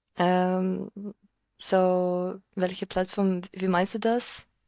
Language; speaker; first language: German; non-native, learner; Ukrainian